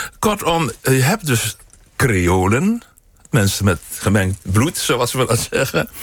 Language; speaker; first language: Dutch; native; Dutch